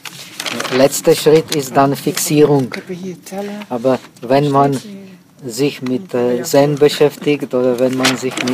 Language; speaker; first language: German; non-native, fluent; Czech